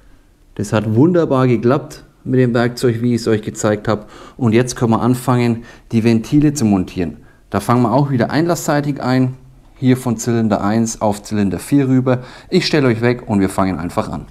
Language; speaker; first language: German; native; German